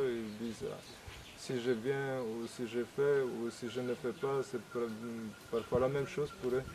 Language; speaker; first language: French; non-native, fluent; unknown